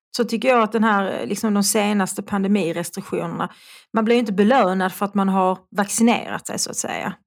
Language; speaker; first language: Swedish; native; Swedish